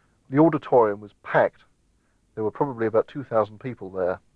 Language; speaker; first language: English; native; English